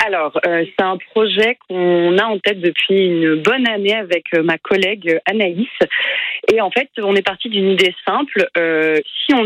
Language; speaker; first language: French; native; French